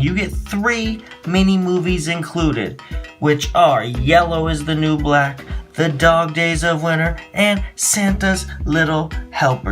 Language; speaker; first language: English; native; English